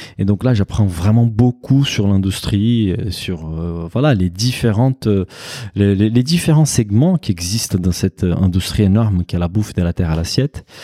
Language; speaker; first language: French; non-native, fluent; Portuguese